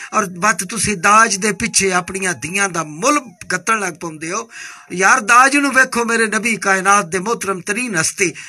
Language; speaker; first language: Punjabi; native; Punjabi